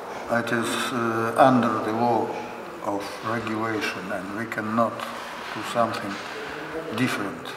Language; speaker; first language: English; non-native, learner; Russian